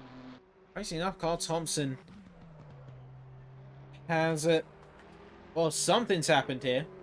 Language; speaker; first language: English; native; English